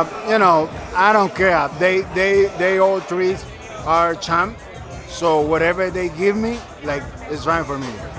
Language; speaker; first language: English; non-native, learner; Spanish